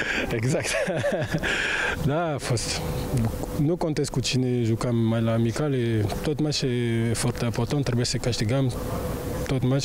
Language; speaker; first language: Romanian; non-native, learner; French